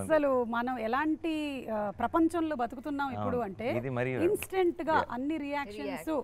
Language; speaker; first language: Telugu; native; Telugu